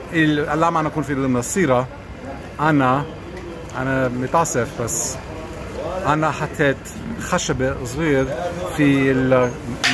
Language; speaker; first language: Arabic; non-native, learner; Hebrew